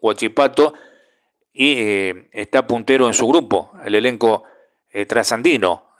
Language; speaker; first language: Spanish; native; Spanish